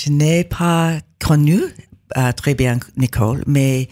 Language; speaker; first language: French; non-native, learner; English